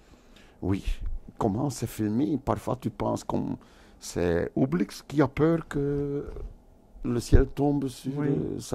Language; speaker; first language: French; non-native, local second language; Dutch